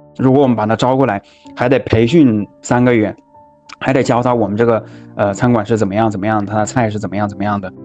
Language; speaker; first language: Chinese; native; Chinese